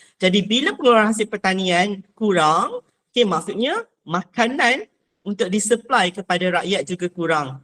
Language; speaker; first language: Malay; native; Malay